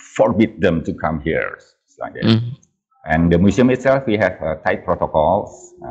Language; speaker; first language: English; non-native, fluent; Indonesian